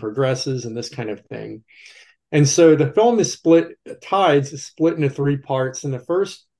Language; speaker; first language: English; native; English